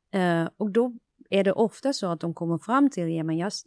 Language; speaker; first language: Swedish; non-native, fluent; Dutch